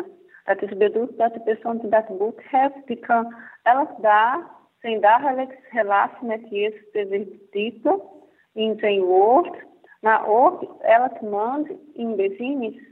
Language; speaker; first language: Dutch; non-native, fluent; Portuguese